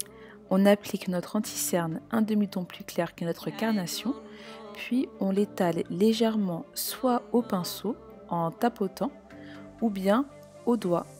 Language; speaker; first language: French; native; French